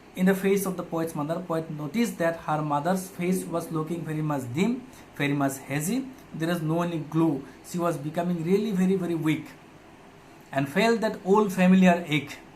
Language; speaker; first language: English; non-native, local second language; Assamese